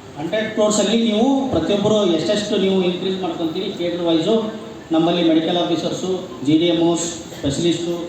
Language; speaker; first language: Kannada; native; Kannada